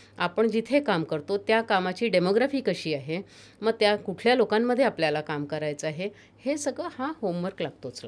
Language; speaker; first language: Marathi; non-native, local second language; Hindi